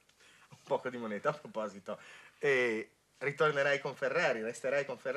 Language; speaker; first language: Italian; native; Italian